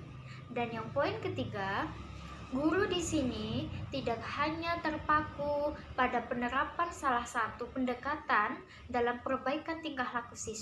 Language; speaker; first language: Indonesian; native; Indonesian